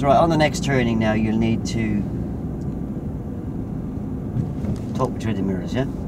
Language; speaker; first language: English; native; English